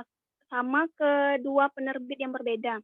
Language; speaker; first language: Indonesian; native; Indonesian